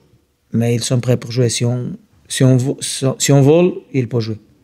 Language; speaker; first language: French; non-native, fluent; Portuguese